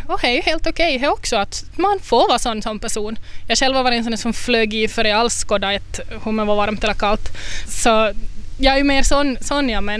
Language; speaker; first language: Swedish; native; Swedish